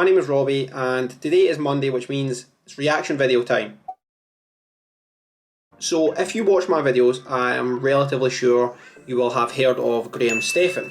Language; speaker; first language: English; native; English